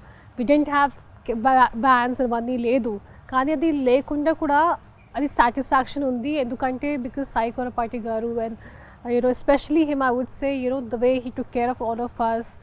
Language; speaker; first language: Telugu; non-native, local second language; Hindi